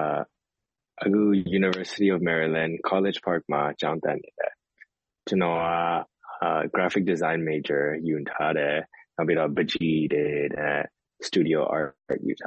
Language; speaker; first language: Burmese; early bilingual, heritage; Burmese